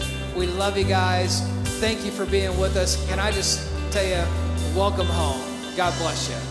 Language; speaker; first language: English; native; English